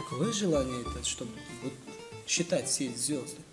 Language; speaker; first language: Russian; non-native, local second language; Tajik